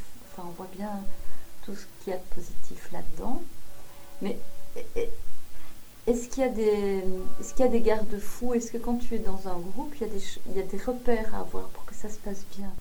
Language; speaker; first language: French; native; French